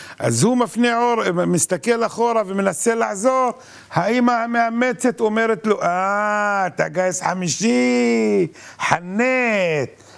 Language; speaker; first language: Hebrew; non-native, local second language; Arabic